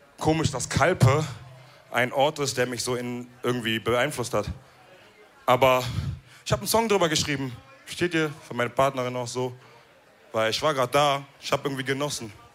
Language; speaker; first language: German; early bilingual, other home language; Wolof